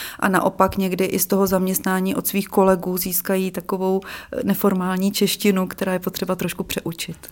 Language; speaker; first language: Czech; native; Czech